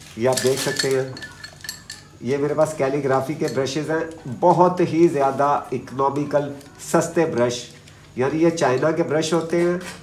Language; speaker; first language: Urdu; native; Urdu